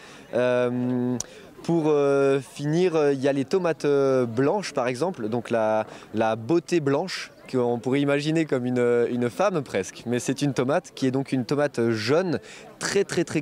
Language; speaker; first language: French; native; French